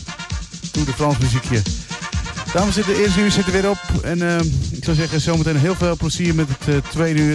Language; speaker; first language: Dutch; native; Dutch